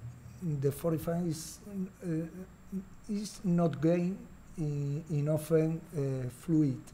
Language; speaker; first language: English; non-native, learner; Spanish